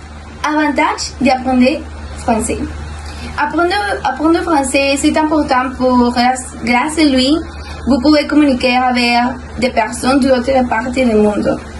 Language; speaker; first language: French; non-native, learner; Spanish